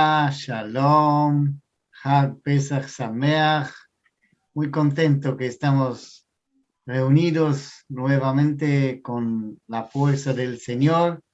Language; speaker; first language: Spanish; non-native, fluent; Portuguese